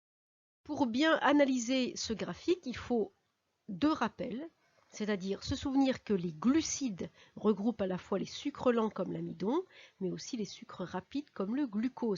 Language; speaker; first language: French; native; French